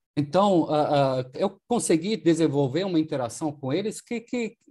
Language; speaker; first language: Portuguese; non-native, fluent; German